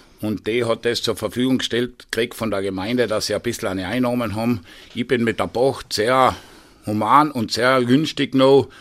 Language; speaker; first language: German; native; German